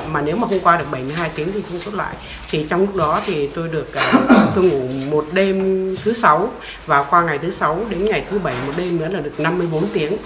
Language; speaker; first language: Vietnamese; non-native, local second language; Tày